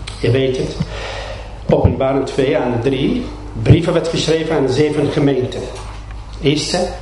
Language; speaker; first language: Dutch; non-native, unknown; Arabic